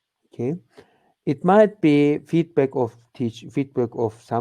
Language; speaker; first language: English; non-native, learner; Turkish